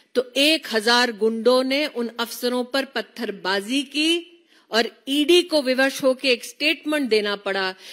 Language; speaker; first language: Hindi; native; Hindi